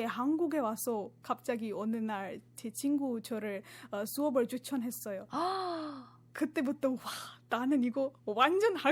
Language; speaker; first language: Korean; non-native, fluent; Marathi